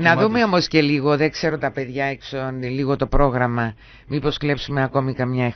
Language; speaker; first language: Greek; native; Greek